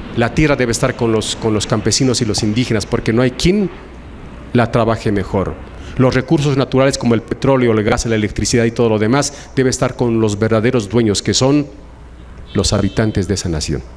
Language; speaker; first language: Spanish; non-native, local second language; Aymara